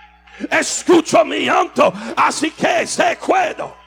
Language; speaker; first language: Spanish; non-native, learner; English